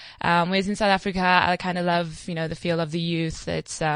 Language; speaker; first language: English; native; English